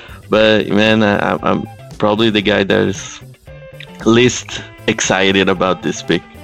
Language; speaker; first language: English; non-native, fluent; Portuguese